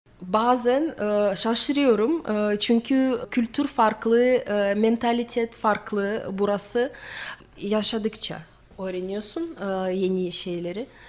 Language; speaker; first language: Turkish; non-native, learner; Russian